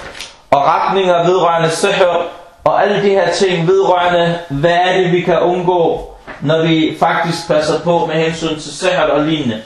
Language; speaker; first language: Danish; non-native, local second language; Arabic